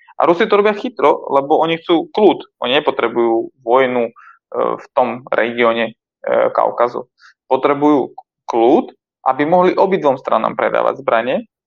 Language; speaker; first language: Slovak; non-native, fluent; Armenian